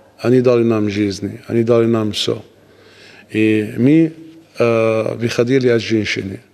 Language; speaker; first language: Russian; non-native, learner; Arabic